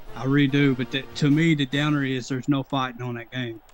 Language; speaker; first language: English; native; English